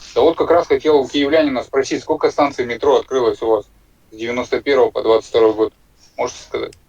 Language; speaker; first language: Russian; native; Russian